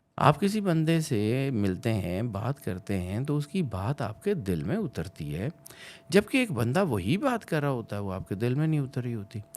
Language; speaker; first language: Urdu; non-native, local second language; Punjabi